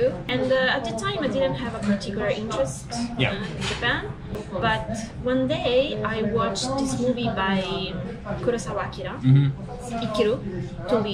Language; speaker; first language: English; non-native, fluent; Italian